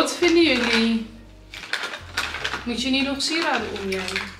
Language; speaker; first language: Dutch; native; Dutch